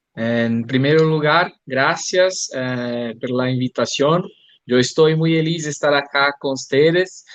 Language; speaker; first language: Spanish; non-native, learner; Portuguese